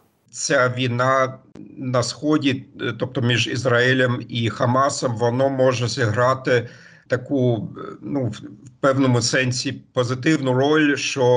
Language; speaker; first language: Ukrainian; non-native, fluent; German